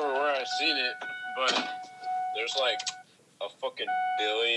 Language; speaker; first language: English; native; English